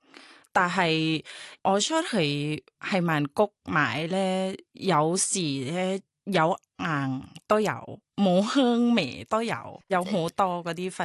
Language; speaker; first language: Cantonese; non-native, learner; Thai